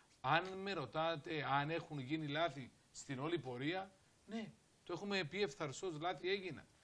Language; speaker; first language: Greek; native; Greek